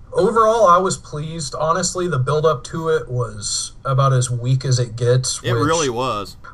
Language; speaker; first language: English; native; English